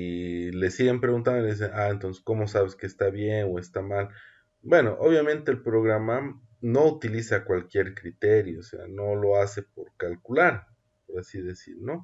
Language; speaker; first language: Spanish; native; Spanish